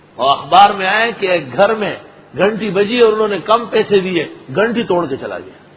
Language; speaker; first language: Urdu; non-native, local second language; Pashto